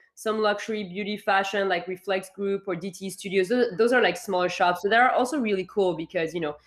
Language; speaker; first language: English; non-native, fluent; French